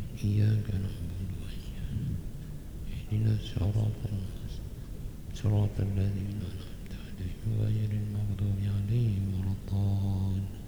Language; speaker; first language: Arabic; non-native, fluent; Malay